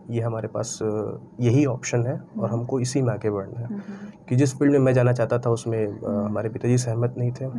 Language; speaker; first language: Hindi; native; Hindi